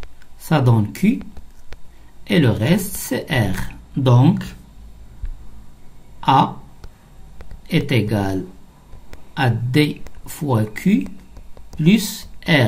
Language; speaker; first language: French; non-native, local second language; Arabic